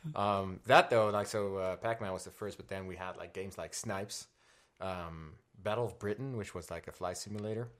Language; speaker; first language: English; non-native, fluent; Dutch